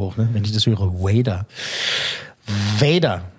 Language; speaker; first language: German; native; German